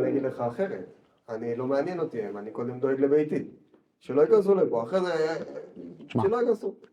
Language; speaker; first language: Hebrew; native; Hebrew